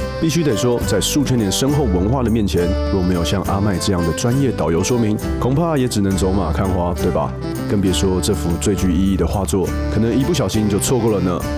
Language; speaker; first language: Chinese; native; Chinese